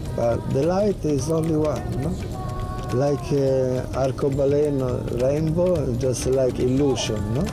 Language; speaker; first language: English; non-native, learner; Italian